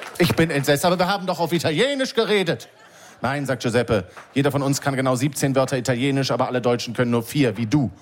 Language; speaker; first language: German; native; German